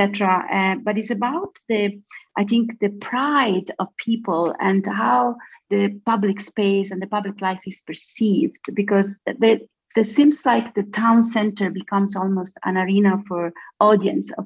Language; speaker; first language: English; non-native, fluent; Italian